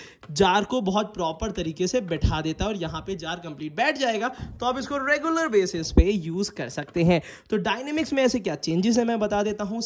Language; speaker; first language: Hindi; native; Hindi